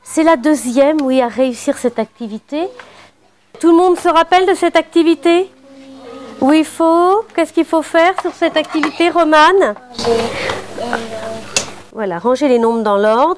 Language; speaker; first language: French; native; French